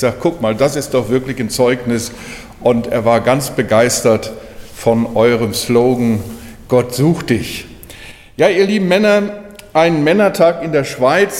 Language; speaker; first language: German; native; German